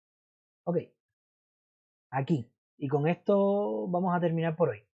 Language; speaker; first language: Spanish; native; Spanish